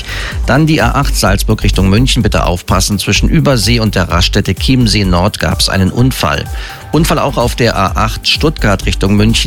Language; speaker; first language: German; native; German